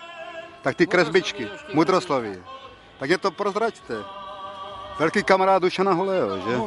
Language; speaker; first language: Czech; native; Czech